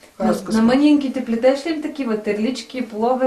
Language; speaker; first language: Bulgarian; native; Bulgarian